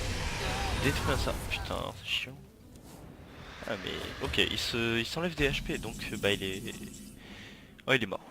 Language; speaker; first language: French; native; French